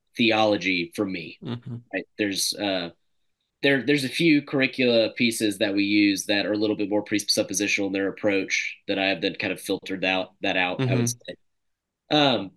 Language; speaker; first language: English; native; English